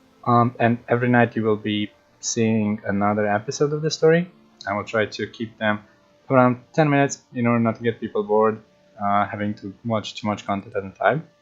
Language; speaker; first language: English; non-native, fluent; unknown